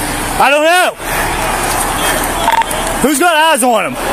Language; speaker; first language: English; native; English